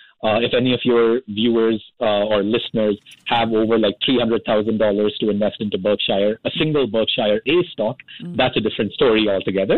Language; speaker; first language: English; non-native, local second language; Hindi